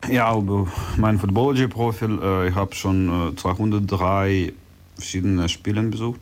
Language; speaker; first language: German; non-native, learner; Ukrainian